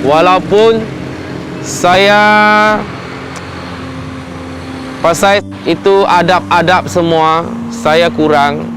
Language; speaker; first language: Indonesian; non-native, local second language; Chinese